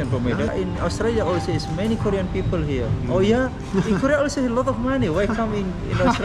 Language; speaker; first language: English; non-native, learner; Indonesian